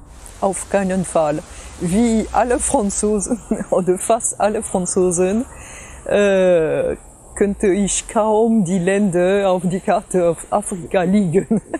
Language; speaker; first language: German; non-native, fluent; French